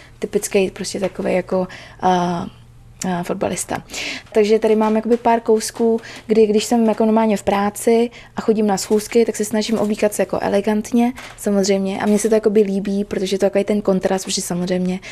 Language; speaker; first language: Czech; early bilingual, other home language; Vietnamese